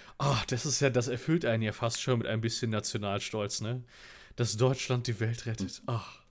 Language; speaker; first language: German; native; German